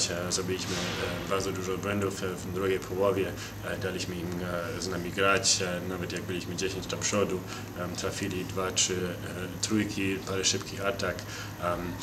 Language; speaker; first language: Polish; early bilingual, heritage; Polish